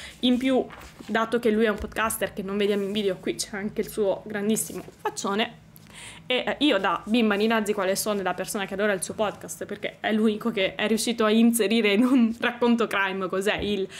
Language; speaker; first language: Italian; native; Italian